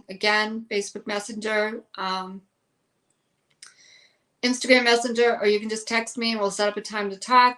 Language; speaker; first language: English; native; English